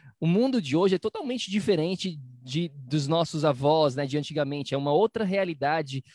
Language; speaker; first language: Portuguese; native; Portuguese